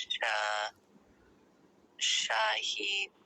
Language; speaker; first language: Arabic; non-native, learner; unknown